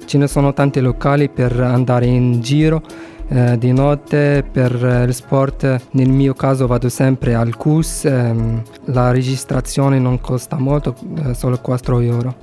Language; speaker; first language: Italian; non-native, fluent; Arabic